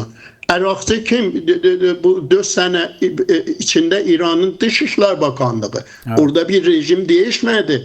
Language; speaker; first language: Turkish; non-native, fluent; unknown